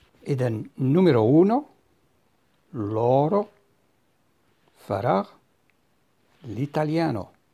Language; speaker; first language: Italian; non-native, fluent; Arabic